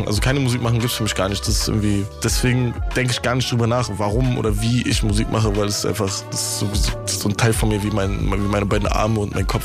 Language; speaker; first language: German; early bilingual, other home language; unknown